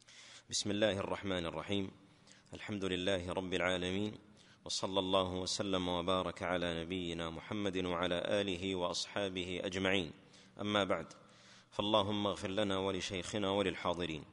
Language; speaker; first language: Arabic; native; Arabic